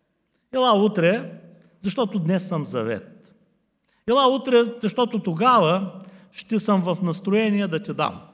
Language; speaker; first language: Bulgarian; native; Bulgarian